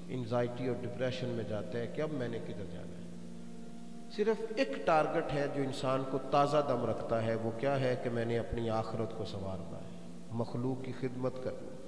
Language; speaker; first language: Urdu; non-native, local second language; Punjabi